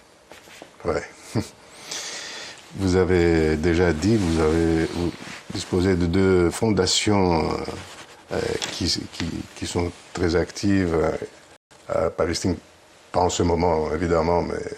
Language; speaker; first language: French; non-native, fluent; Greek